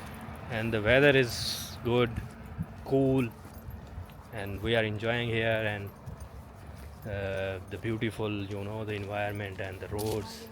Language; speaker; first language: English; non-native, local second language; Urdu